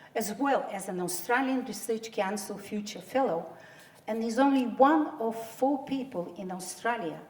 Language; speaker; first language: English; non-native, fluent; Lithuanian